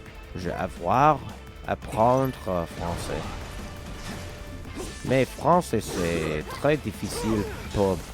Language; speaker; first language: French; non-native, learner; English